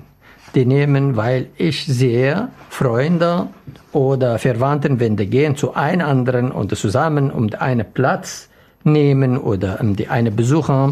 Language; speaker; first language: German; non-native, learner; Arabic